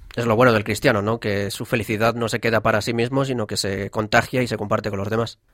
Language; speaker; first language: Spanish; native; Spanish